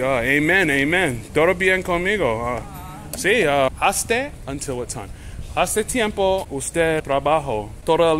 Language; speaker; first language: Spanish; non-native, learner; English